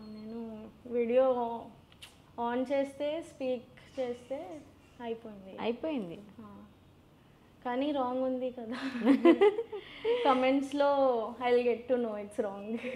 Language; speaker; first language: Telugu; non-native, learner; Gujarati